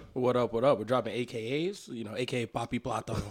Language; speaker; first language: English; early bilingual, other home language; Spanish